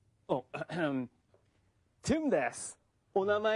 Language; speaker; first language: Japanese; non-native, fluent; English